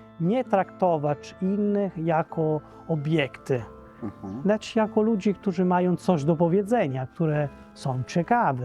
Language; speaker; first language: Polish; non-native, fluent; Italian